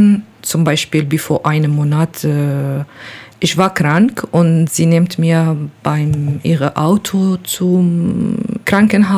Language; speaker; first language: German; non-native, learner; Kurdish